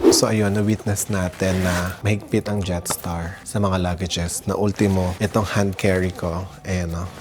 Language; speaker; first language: Filipino; native; Filipino